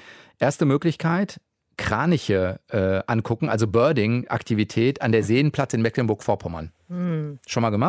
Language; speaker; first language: German; native; German